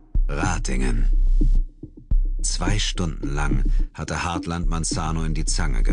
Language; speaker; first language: German; native; German